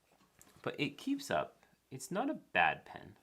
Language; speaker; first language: English; native; English